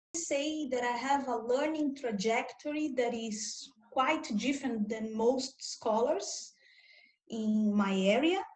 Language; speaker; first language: English; non-native, fluent; Portuguese